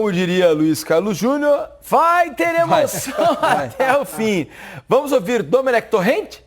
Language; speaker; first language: Portuguese; native; Portuguese